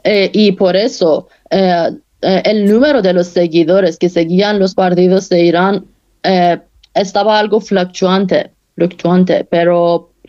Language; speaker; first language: Spanish; non-native, fluent; Persian